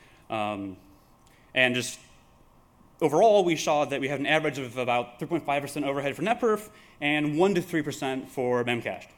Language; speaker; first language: English; native; English